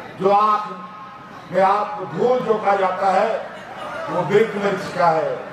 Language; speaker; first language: Hindi; non-native, local second language; Santali